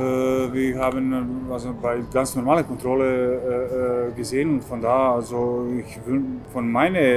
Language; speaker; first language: German; non-native, fluent; Serbian